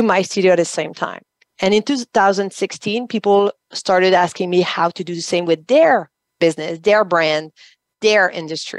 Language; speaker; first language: English; non-native, fluent; French